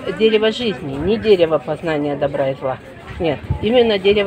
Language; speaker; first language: Russian; native; Russian